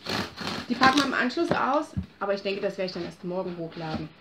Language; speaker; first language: German; native; German